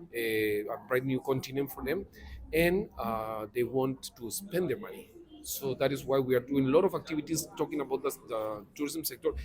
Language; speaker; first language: English; non-native, fluent; Spanish